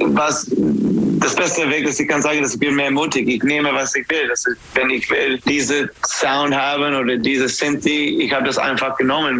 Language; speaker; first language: German; non-native, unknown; English